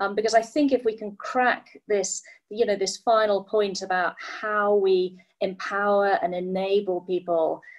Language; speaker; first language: English; native; English